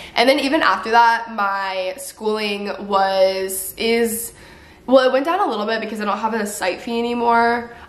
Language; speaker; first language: English; native; English